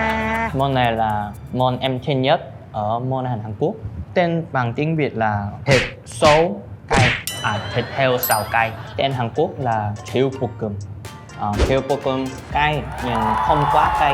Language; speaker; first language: Vietnamese; non-native, learner; Korean